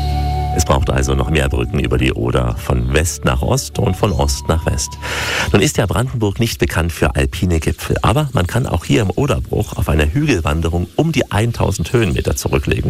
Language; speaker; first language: German; native; German